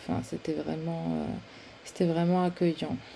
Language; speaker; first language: French; non-native, fluent; Spanish